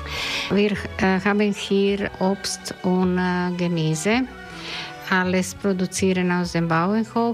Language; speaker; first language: German; non-native, learner; Croatian